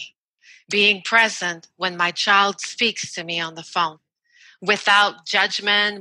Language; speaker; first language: English; non-native, fluent; French